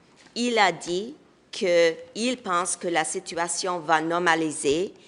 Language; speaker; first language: French; non-native, local second language; English